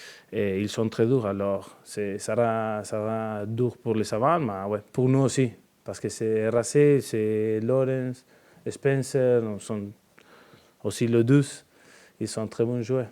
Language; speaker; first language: French; non-native, learner; Spanish